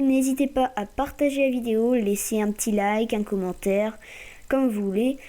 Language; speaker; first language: French; native; French